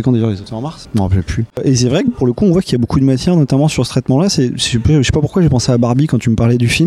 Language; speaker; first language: French; native; French